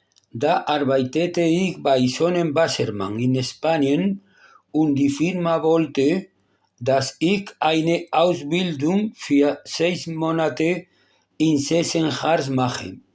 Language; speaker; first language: German; non-native, learner; Spanish